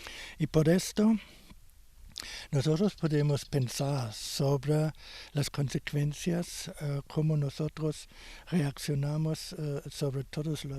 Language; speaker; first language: Spanish; non-native, fluent; German